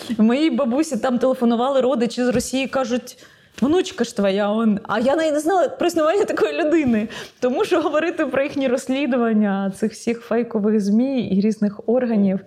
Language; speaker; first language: Ukrainian; non-native, local second language; Russian